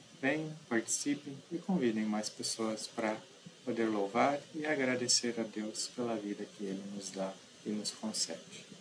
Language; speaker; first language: Portuguese; native; Portuguese